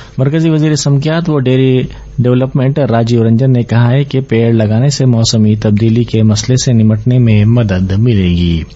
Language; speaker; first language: Urdu; native; Urdu